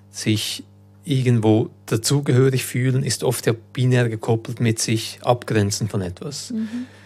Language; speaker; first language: German; early bilingual, other home language; Croatian